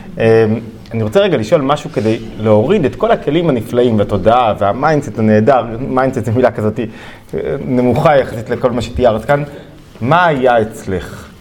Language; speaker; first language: Hebrew; native; Hebrew